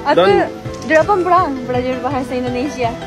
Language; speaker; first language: Indonesian; non-native, learner; Japanese